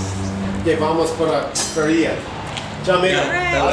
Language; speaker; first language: Spanish; non-native, learner; English